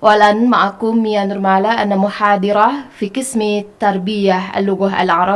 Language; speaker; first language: Arabic; non-native, fluent; Indonesian